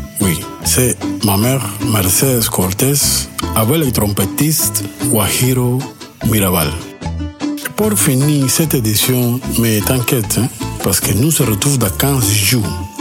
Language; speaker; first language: French; non-native, fluent; Spanish